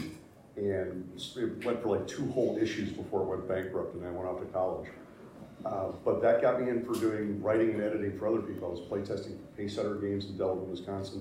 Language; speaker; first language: English; native; English